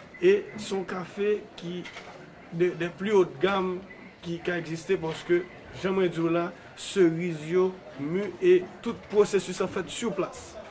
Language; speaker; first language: Haitian Creole; native; Haitian Creole